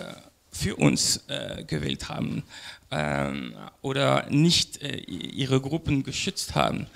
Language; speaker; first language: German; non-native, learner; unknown